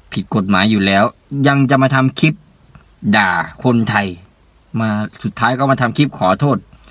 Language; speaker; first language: Thai; native; Thai